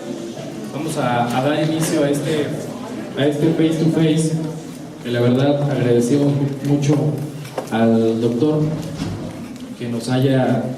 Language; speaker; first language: Spanish; native; Spanish